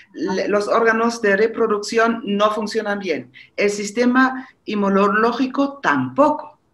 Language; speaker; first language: Spanish; non-native, fluent; German